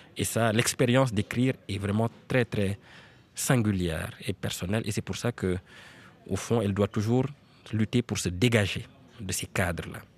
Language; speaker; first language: French; non-native, local second language; Serer